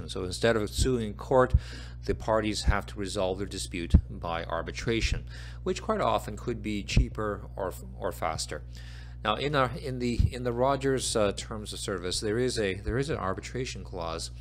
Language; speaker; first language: English; native; English